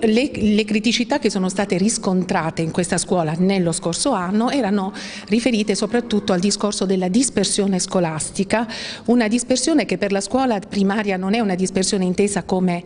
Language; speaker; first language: Italian; native; Italian